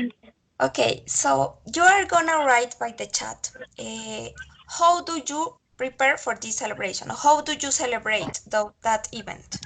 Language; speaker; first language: English; non-native, learner; Spanish